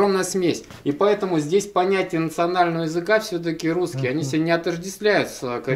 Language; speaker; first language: Russian; native; Russian